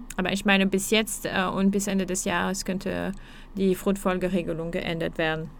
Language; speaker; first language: German; non-native, fluent; French